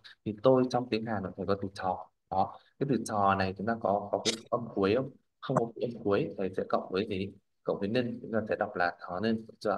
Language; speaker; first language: Vietnamese; native; Vietnamese